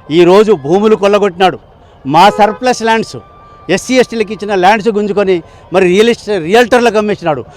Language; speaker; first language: Telugu; non-native, local second language; Lambadi